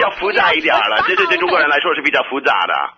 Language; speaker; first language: Chinese; non-native, fluent; English